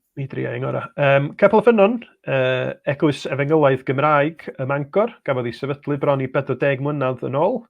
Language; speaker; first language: Welsh; native; Welsh